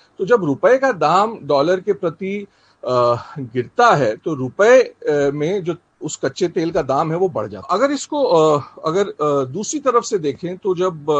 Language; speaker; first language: Hindi; native; Hindi